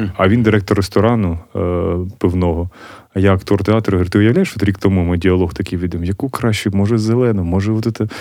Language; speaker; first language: Ukrainian; native; Ukrainian